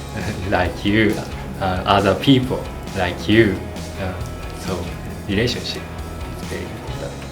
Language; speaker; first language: English; non-native, learner; Japanese